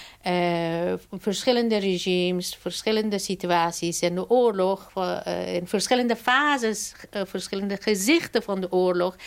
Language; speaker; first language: Dutch; non-native, fluent; Persian